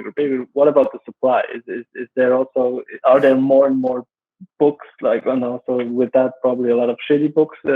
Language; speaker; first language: English; non-native, fluent; German